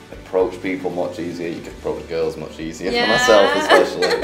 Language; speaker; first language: English; native; English